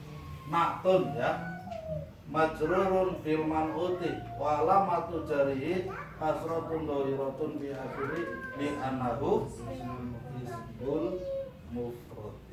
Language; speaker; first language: Arabic; non-native, fluent; Indonesian